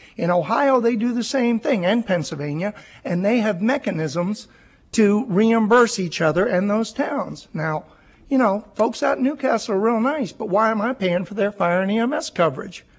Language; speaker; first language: English; native; English